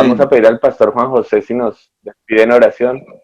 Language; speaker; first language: Spanish; native; Spanish